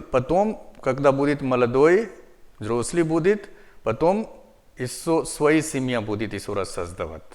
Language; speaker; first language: Russian; non-native, learner; Hindi